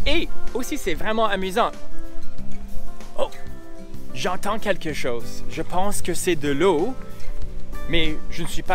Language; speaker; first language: French; non-native, local second language; English